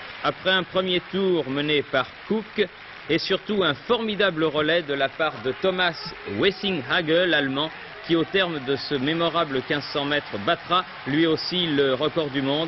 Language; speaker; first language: French; native; French